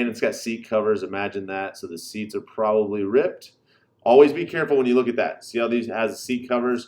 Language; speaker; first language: English; native; English